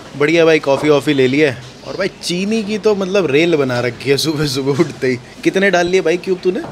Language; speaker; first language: Hindi; native; Hindi